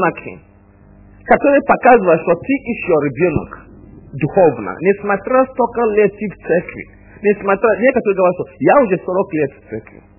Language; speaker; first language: Russian; non-native, fluent; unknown